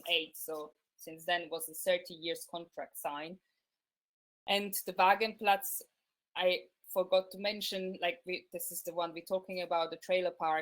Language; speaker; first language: English; non-native, fluent; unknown